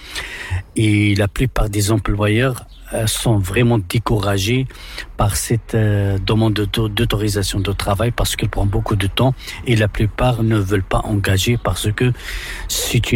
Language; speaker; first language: French; non-native, local second language; Arabic